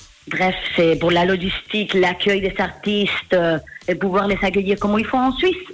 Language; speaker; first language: French; non-native, fluent; Spanish